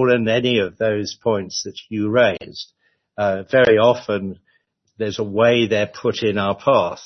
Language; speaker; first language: English; native; English